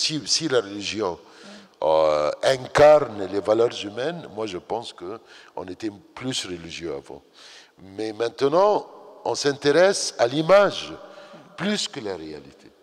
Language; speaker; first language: French; non-native, fluent; Arabic